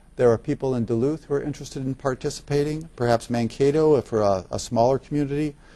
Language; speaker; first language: English; native; English